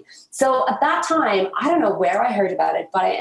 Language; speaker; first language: English; native; English